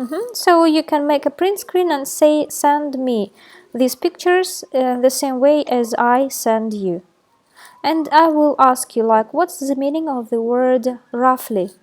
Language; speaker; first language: English; non-native, fluent; Russian